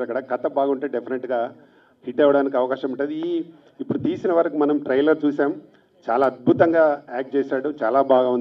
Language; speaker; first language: Telugu; native; Telugu